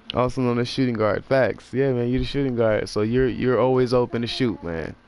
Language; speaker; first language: English; native; English